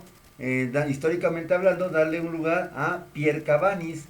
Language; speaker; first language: Spanish; native; Spanish